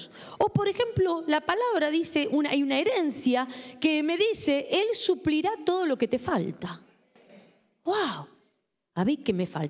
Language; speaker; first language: Spanish; native; Spanish